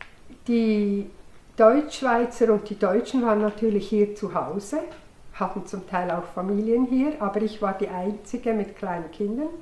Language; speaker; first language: German; non-native, fluent; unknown